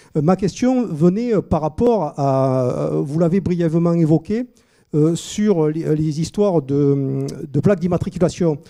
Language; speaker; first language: French; native; French